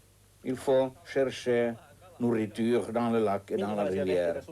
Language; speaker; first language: French; non-native, fluent; Finnish